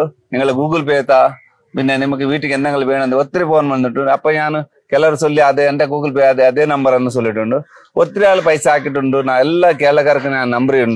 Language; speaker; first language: Malayalam; non-native, learner; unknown